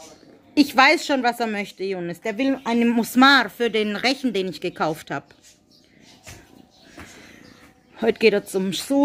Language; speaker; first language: German; native; German